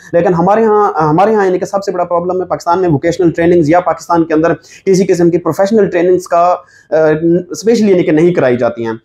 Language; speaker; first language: Urdu; non-native, local second language; Saraiki